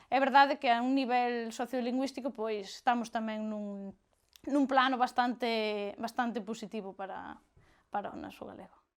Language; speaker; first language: Galician; native; Galician